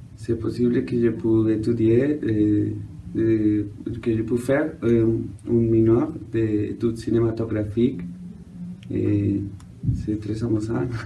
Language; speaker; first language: French; non-native, fluent; Spanish